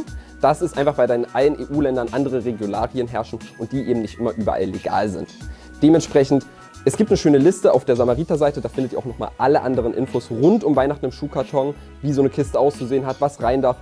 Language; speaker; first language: German; native; German